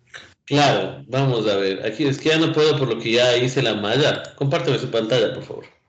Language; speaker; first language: Spanish; native; Spanish